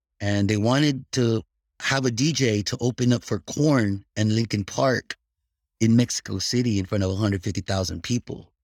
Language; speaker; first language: English; early bilingual, other home language; Filipino